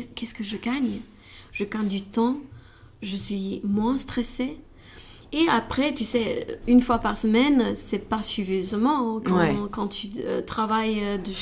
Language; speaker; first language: French; non-native, learner; Romanian